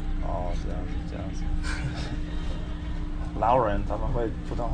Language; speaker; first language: Chinese; non-native, fluent; English